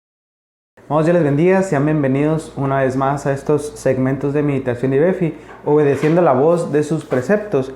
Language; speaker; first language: Spanish; native; Spanish